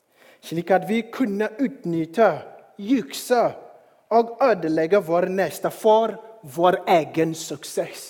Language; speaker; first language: Norwegian; non-native, fluent; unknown